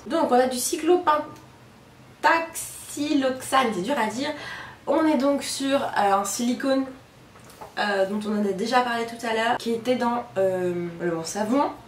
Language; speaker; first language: French; native; French